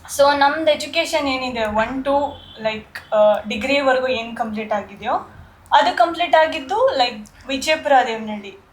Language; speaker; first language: Kannada; early bilingual, other home language; Nepali